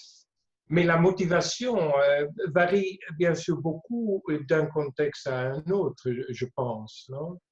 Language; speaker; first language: French; non-native, fluent; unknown